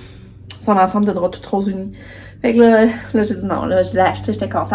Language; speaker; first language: French; native; French